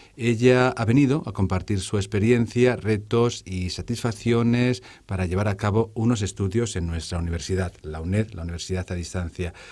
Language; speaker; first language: Spanish; native; Spanish